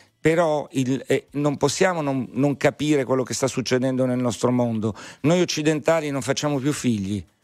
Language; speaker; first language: Italian; native; Italian